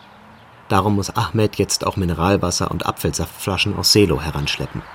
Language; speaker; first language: German; native; German